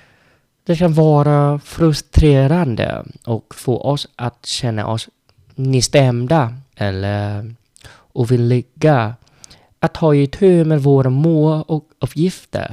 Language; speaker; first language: Swedish; non-native, learner; Vietnamese